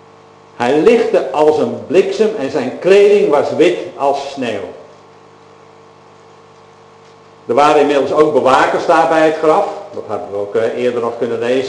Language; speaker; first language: Dutch; native; Dutch